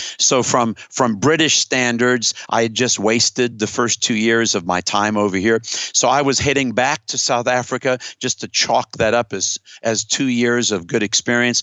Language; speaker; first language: English; native; English